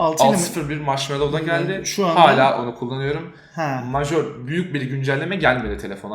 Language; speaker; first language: Turkish; native; Turkish